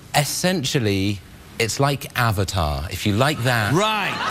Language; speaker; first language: English; native; English